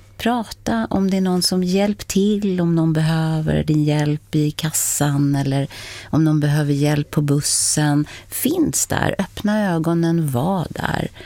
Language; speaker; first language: Swedish; non-native, fluent; Spanish